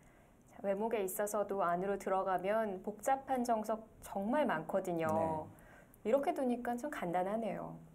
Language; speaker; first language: Korean; native; Korean